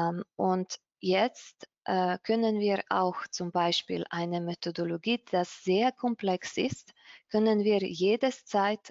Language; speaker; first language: German; non-native, fluent; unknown